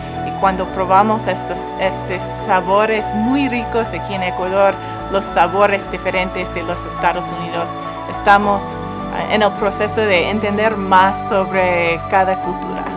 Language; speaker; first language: Spanish; non-native, fluent; English